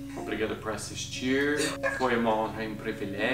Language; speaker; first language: Portuguese; non-native, fluent; English